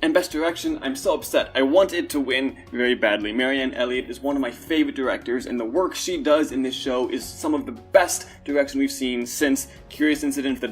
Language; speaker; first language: English; native; English